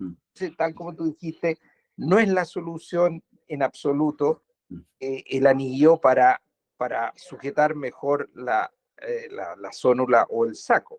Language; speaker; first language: Spanish; native; Spanish